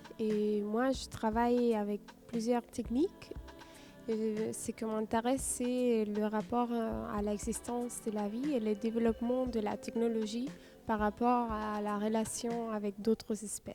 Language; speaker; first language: French; non-native, fluent; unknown